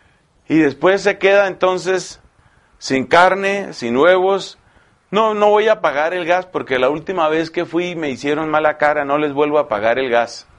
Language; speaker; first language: Spanish; native; Spanish